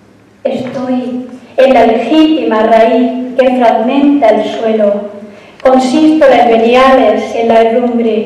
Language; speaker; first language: Spanish; native; Spanish